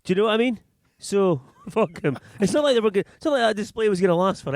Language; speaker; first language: English; native; English